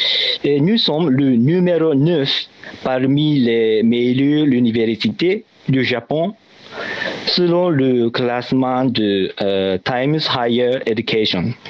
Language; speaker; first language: French; non-native, learner; Japanese